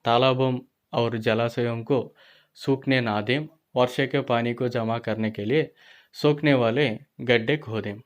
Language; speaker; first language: Hindi; non-native, local second language; Telugu